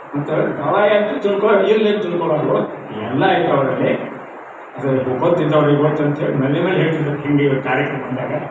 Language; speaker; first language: Kannada; native; Kannada